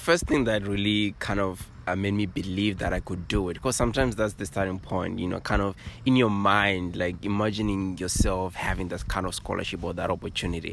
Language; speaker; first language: English; non-native, local second language; Kinyarwanda